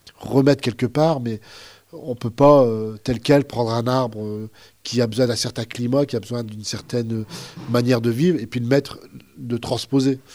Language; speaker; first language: French; early bilingual, other home language; Arabic